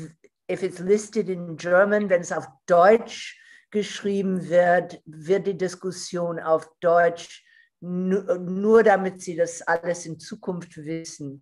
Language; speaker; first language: German; non-native, fluent; English